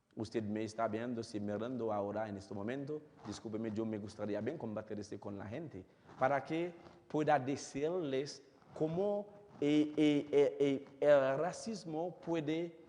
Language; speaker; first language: Spanish; non-native, fluent; Haitian Creole